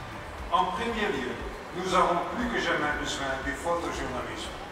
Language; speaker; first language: French; non-native, fluent; Dutch